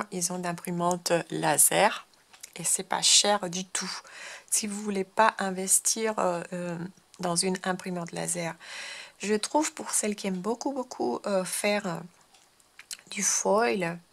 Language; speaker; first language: French; non-native, fluent; Spanish